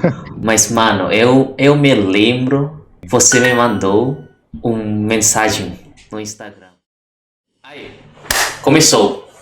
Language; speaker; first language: Portuguese; non-native, learner; Indonesian